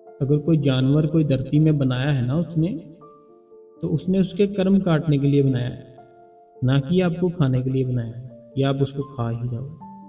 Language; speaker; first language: Hindi; non-native, local second language; Punjabi